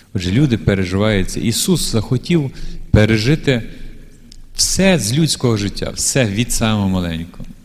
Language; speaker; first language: Ukrainian; native; Ukrainian